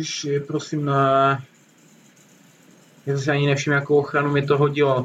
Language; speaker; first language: Czech; native; Czech